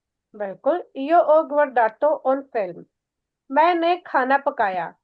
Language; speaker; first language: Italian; non-native, fluent; Hindi